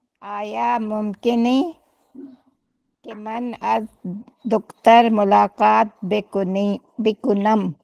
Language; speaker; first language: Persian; non-native, learner; Urdu